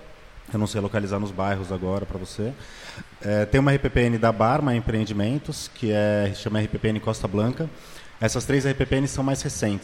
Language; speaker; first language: Portuguese; native; Portuguese